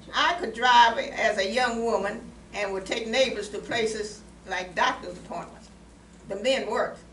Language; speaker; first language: English; native; English